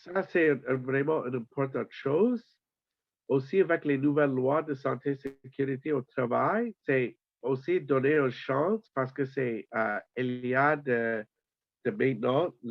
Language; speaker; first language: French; non-native, learner; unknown